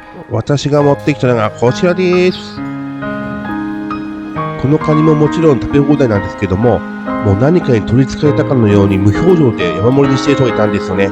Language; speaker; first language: Japanese; native; Japanese